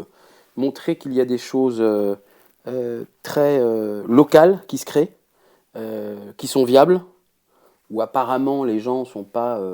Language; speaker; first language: French; native; French